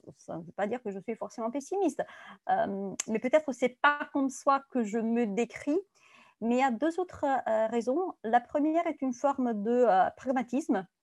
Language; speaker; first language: French; non-native, fluent; Italian